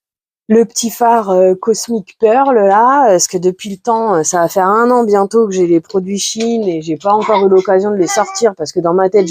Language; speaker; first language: French; native; French